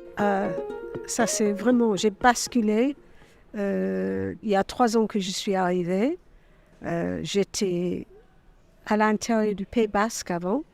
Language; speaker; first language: French; non-native, fluent; English